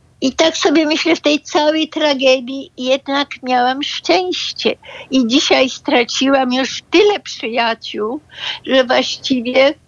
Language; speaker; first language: Polish; early bilingual, other home language; German